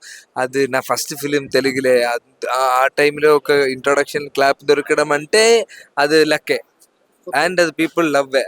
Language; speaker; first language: Telugu; non-native, learner; Malayalam